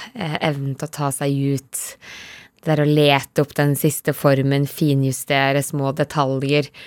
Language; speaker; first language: Norwegian; native; Norwegian